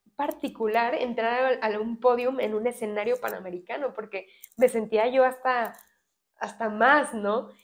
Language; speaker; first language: Spanish; native; Spanish